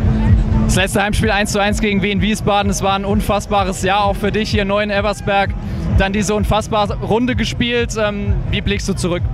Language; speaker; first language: German; native; German